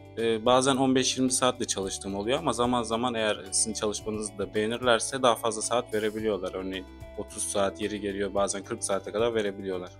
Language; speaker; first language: Turkish; native; Turkish